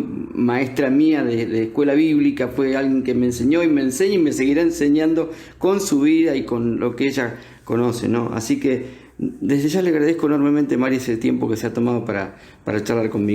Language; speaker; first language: Spanish; native; Spanish